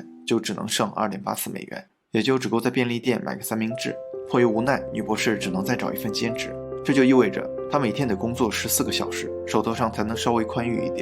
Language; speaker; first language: Chinese; native; Chinese